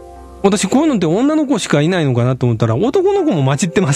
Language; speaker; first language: Japanese; native; Japanese